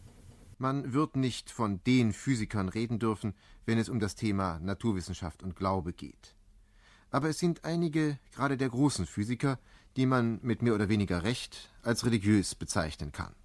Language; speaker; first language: German; native; German